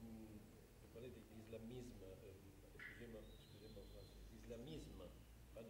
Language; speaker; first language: French; non-native, fluent; Italian